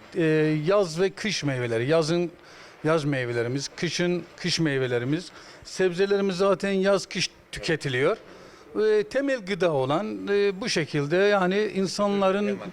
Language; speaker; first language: Turkish; native; Turkish